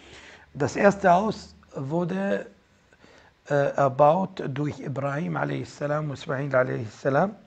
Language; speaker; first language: German; non-native, fluent; Arabic